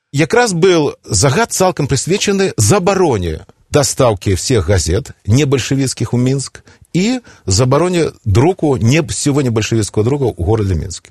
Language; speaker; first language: Belarusian; native; Belarusian